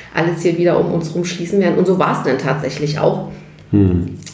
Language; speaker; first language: German; native; German